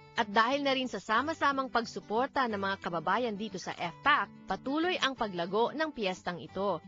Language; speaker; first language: Filipino; native; Filipino